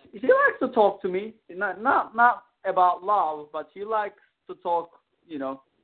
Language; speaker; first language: English; non-native, fluent; Turkish